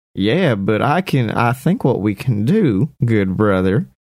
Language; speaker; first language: English; native; English